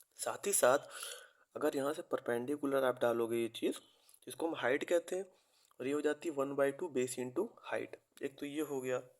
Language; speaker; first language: Hindi; native; Hindi